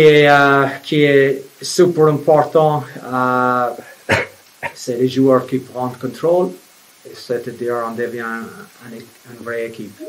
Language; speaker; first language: French; non-native, fluent; English